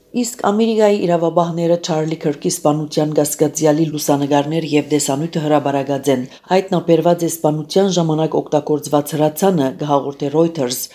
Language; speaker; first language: Armenian; early bilingual, heritage; Armenian